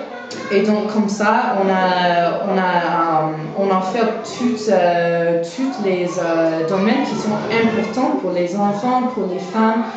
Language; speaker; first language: French; non-native, fluent; English